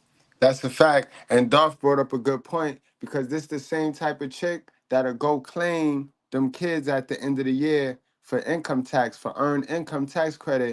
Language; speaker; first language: English; native; English